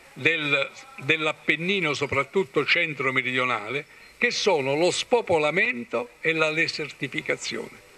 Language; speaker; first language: Italian; native; Italian